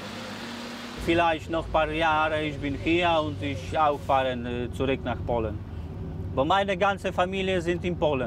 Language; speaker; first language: German; non-native, learner; Polish